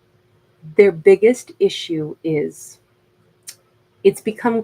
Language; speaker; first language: English; native; English